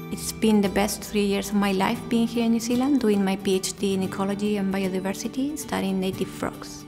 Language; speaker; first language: English; non-native, fluent; Spanish